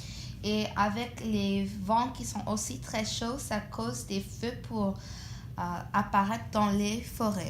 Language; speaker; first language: French; non-native, fluent; English